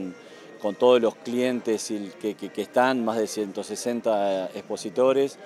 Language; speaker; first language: Spanish; native; Spanish